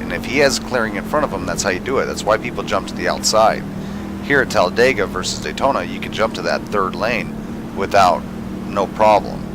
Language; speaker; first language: English; native; English